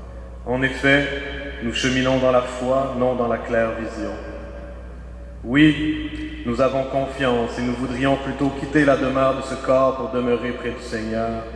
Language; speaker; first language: French; native; French